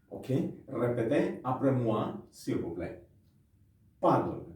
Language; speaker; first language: French; non-native, fluent; Indonesian